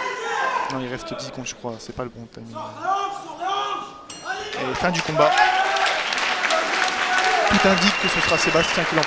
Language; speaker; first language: French; native; French